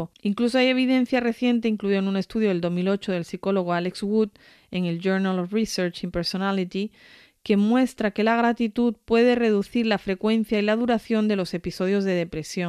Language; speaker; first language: Spanish; native; Spanish